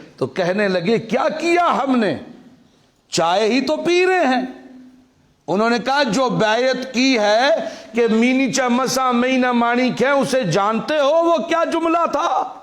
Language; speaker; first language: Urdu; non-native, local second language; Punjabi